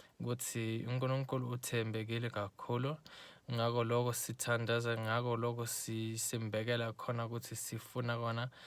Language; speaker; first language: Zulu; non-native, local second language; Swati